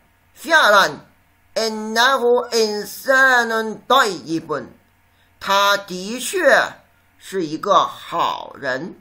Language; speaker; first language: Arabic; non-native, fluent; Chinese